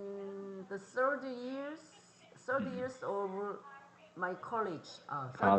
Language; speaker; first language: English; non-native, fluent; Korean